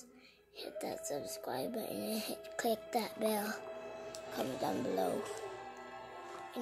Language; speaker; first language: English; native; English